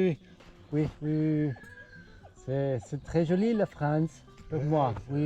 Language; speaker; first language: French; non-native, learner; Spanish